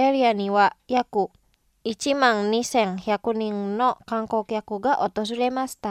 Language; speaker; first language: Japanese; non-native, fluent; Indonesian